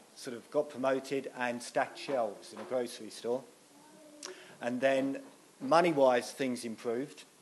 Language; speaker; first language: English; native; English